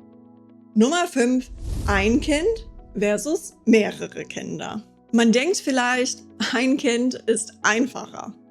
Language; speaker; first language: German; non-native, fluent; English